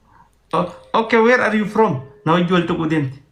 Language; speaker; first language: English; non-native, learner; Oromo